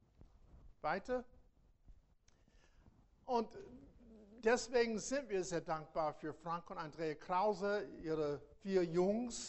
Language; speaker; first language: German; non-native, fluent; English